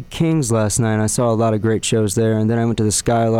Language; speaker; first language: English; native; English